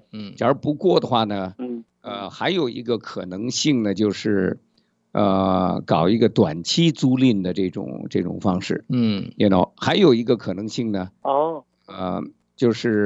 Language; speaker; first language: Chinese; native; Chinese